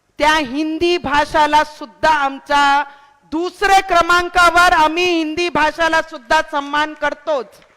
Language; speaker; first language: Marathi; non-native, local second language; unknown